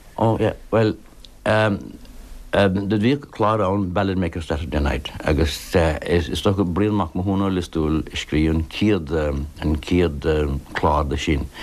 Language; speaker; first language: Irish; non-native, local second language; English